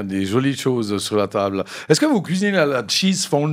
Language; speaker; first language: French; native; French